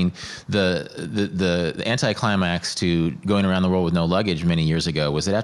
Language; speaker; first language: English; native; English